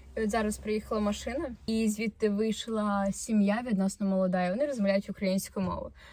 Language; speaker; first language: Ukrainian; non-native, local second language; Russian